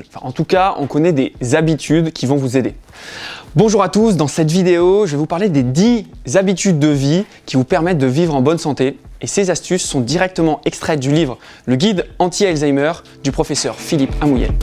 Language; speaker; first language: French; native; French